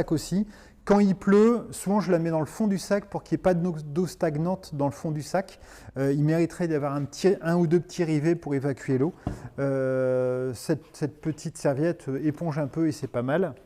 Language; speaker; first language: French; native; French